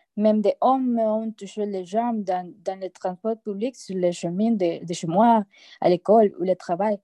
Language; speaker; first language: French; non-native, learner; Spanish